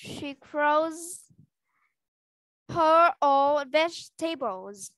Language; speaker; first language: English; non-native, learner; Vietnamese